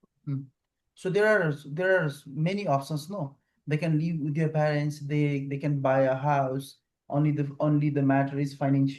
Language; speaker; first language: English; non-native, fluent; Nepali